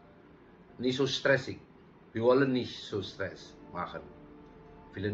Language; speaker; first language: German; non-native, learner; Indonesian